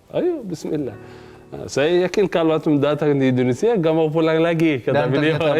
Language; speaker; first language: Indonesian; non-native, fluent; Arabic